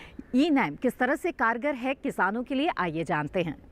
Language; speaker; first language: Hindi; native; Hindi